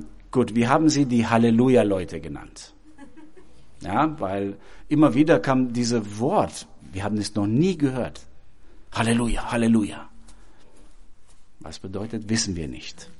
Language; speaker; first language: German; non-native, fluent; Albanian